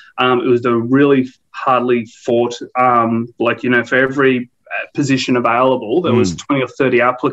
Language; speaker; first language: English; native; English